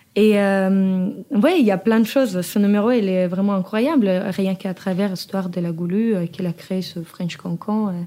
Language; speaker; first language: French; non-native, fluent; Kazakh